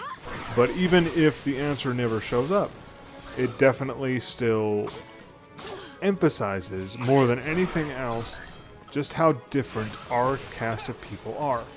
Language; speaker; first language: English; native; English